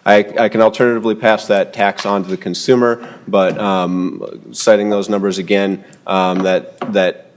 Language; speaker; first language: English; native; English